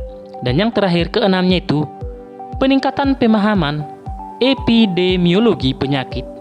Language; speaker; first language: Indonesian; native; Indonesian